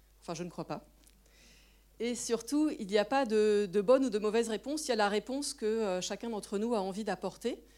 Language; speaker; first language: French; native; French